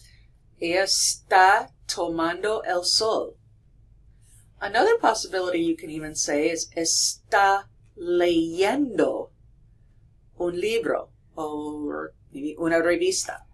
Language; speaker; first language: Spanish; non-native, fluent; English